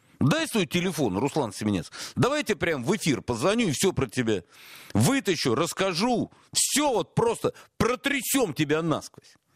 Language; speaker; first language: Russian; native; Russian